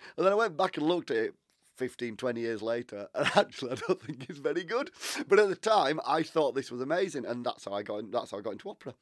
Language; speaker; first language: English; native; English